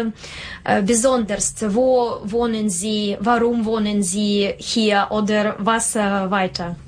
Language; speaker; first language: German; non-native, learner; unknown